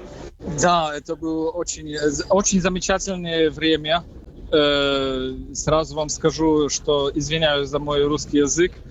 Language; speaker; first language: Russian; non-native, fluent; Polish